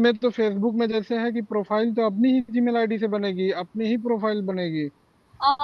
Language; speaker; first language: Hindi; native; Hindi